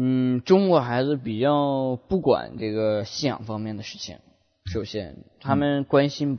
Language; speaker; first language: Chinese; non-native, fluent; English